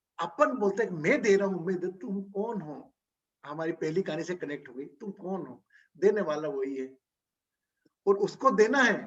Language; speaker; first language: Hindi; native; Hindi